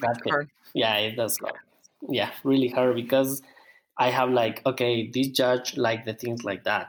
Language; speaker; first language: English; non-native, learner; Spanish